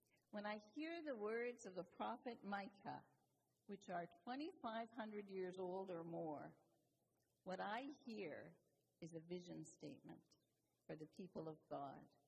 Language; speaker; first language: English; native; English